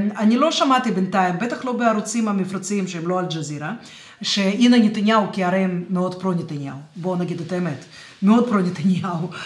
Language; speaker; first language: Hebrew; non-native, fluent; Russian